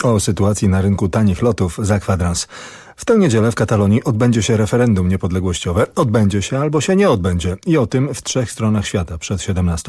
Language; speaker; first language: Polish; native; Polish